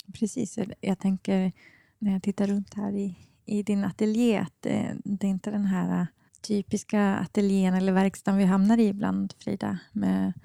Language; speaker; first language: Swedish; native; Swedish